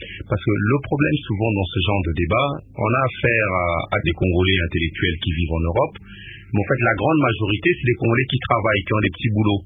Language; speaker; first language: French; non-native, local second language; Lingala